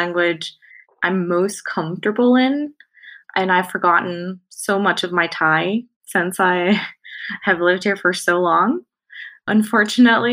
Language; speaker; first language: English; non-native, fluent; Thai